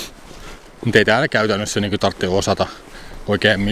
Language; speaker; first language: Finnish; native; Finnish